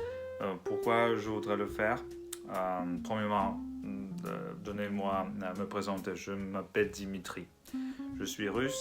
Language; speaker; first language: French; non-native, learner; Russian